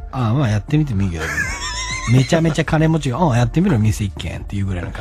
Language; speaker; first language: Japanese; native; Japanese